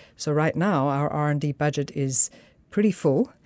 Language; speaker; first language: English; native; English